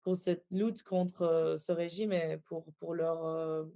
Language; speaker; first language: French; non-native, fluent; Persian